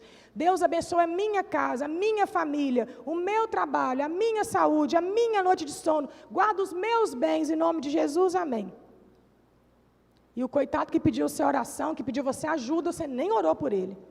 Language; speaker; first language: Portuguese; native; Portuguese